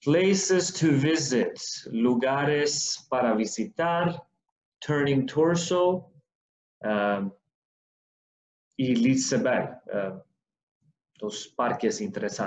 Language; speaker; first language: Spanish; non-native, fluent; Swedish